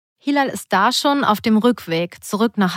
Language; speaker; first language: German; native; German